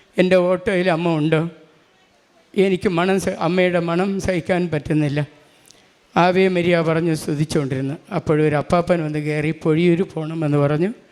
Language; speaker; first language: Malayalam; non-native, local second language; Tamil